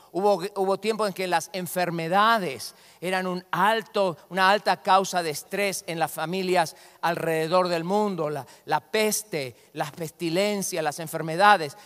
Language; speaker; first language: Spanish; native; Spanish